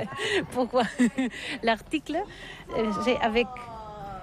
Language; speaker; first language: French; non-native, learner; Catalan